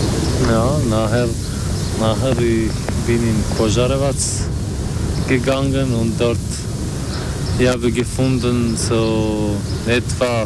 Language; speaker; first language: German; non-native, learner; Albanian